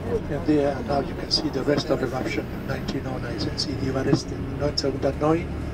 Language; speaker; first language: English; non-native, fluent; Spanish